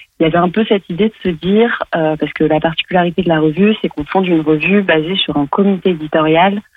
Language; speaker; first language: French; native; French